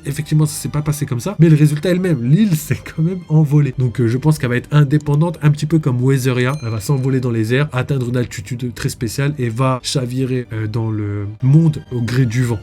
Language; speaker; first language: French; native; French